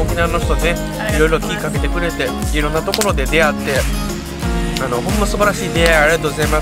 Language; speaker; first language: Japanese; native; Japanese